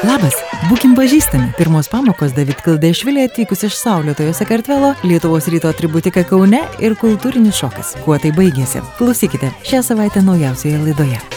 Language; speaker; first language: Lithuanian; native; Lithuanian